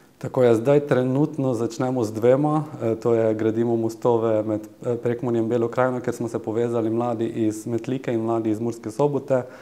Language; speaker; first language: Slovenian; native; Slovenian